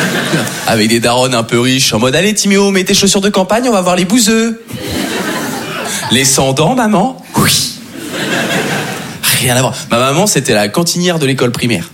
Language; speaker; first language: French; native; French